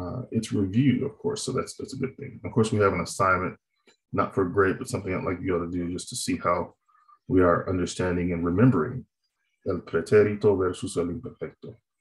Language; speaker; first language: English; native; English